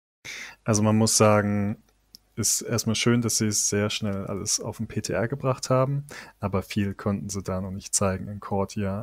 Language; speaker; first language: German; native; German